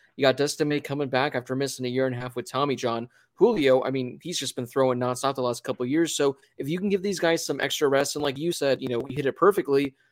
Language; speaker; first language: English; native; English